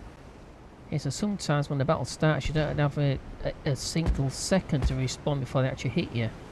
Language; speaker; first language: English; native; English